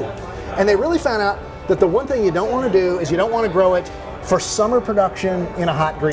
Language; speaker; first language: English; native; English